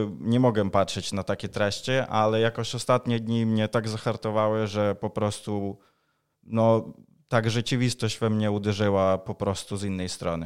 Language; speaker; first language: Polish; non-native, fluent; Ukrainian